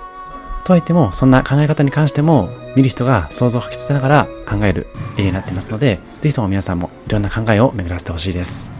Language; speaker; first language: Japanese; native; Japanese